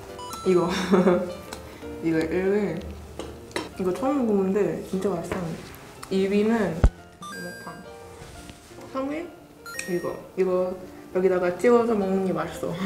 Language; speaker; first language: Korean; early bilingual, other home language; English